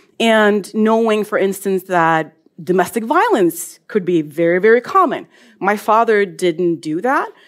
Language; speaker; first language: English; non-native, fluent; Norwegian